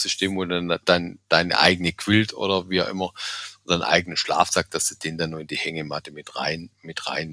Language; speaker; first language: German; native; German